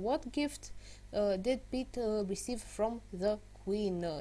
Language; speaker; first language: English; non-native, fluent; Romanian